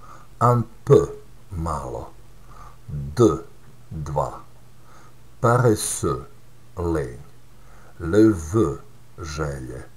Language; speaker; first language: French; non-native, fluent; Serbian